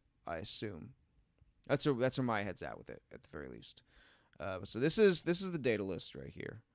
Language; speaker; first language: English; native; English